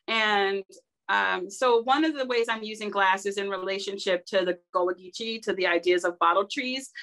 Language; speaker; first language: English; native; English